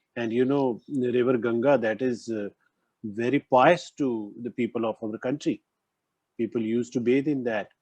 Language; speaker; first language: English; non-native, local second language; Punjabi